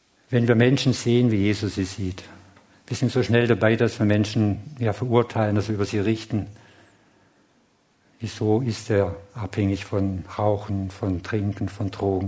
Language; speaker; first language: German; non-native, fluent; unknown